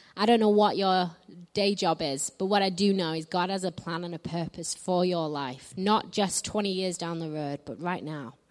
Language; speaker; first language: English; native; English